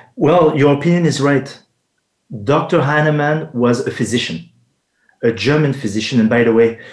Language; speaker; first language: English; non-native, fluent; French